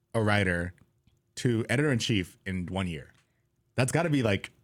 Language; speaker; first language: English; native; English